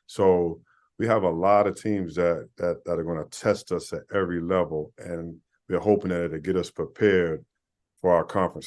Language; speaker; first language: English; native; English